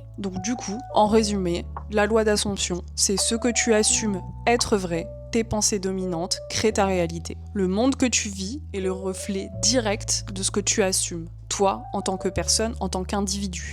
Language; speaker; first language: French; native; French